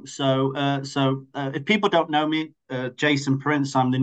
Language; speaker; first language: English; native; English